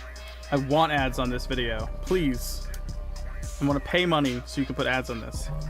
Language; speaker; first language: English; native; English